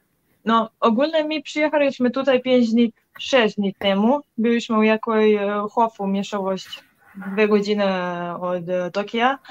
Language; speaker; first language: Polish; non-native, learner; Serbian